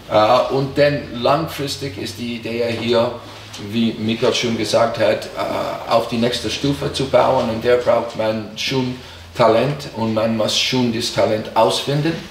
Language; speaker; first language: German; non-native, fluent; English